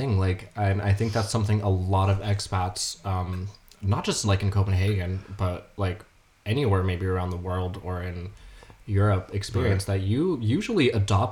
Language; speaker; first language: English; native; English